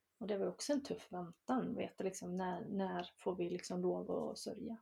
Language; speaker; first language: Swedish; native; Swedish